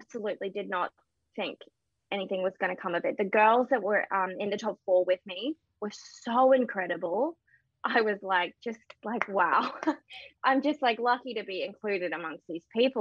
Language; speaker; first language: English; native; English